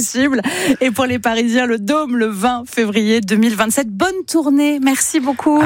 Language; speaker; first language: French; native; French